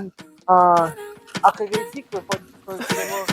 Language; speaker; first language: French; non-native, learner; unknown